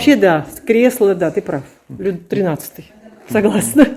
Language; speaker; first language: Russian; native; Russian